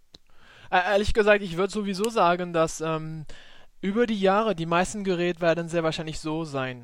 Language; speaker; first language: German; non-native, fluent; French